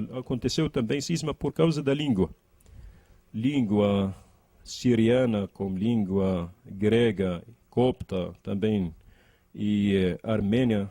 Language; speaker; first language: Portuguese; non-native, learner; Arabic